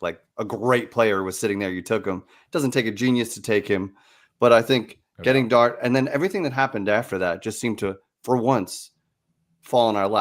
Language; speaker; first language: English; native; English